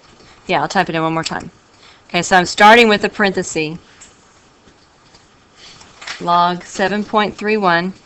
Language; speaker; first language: English; native; English